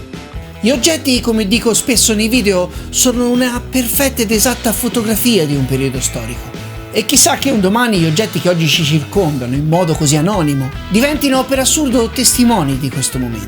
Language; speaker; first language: Italian; native; Italian